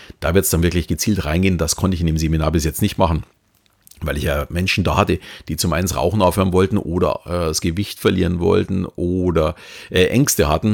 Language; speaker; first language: German; native; German